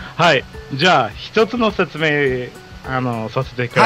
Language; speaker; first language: Japanese; non-native, fluent; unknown